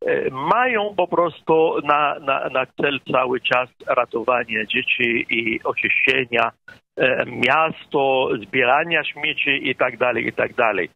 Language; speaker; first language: Polish; non-native, fluent; Arabic